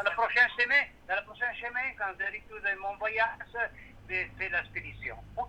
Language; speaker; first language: French; non-native, learner; Italian